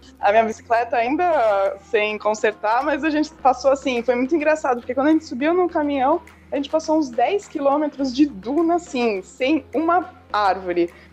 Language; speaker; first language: Portuguese; native; Portuguese